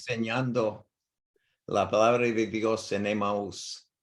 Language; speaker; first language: Spanish; non-native, learner; English